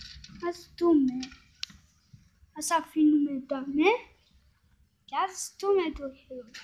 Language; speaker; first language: Greek; early bilingual, heritage; Greek